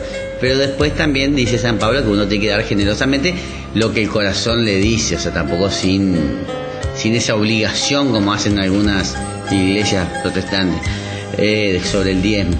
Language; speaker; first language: Spanish; native; Spanish